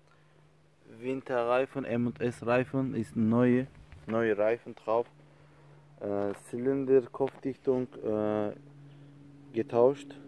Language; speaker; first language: German; non-native, learner; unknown